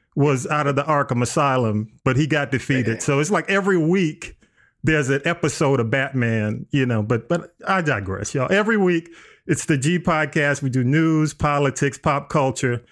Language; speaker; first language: English; native; English